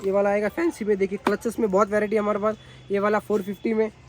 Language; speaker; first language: Hindi; non-native, local second language; Kannada